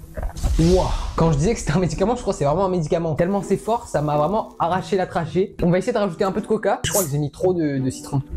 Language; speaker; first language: French; native; French